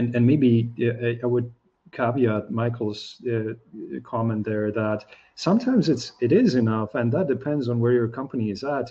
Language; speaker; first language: English; non-native, fluent; Slovak